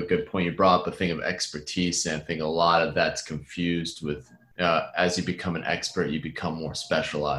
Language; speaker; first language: English; native; English